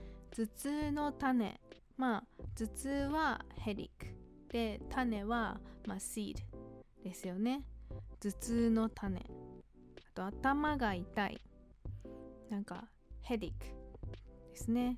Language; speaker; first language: Japanese; native; Japanese